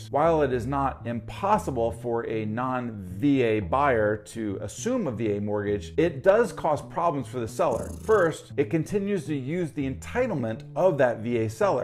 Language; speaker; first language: English; native; English